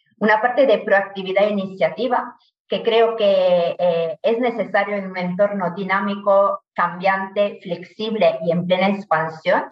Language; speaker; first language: Spanish; non-native, fluent; Italian